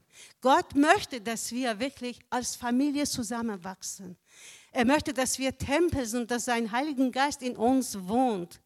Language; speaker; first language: German; non-native, fluent; Persian